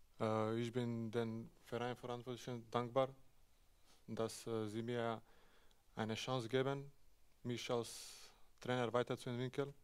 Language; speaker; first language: German; non-native, fluent; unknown